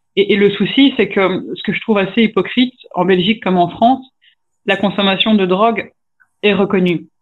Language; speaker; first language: French; native; French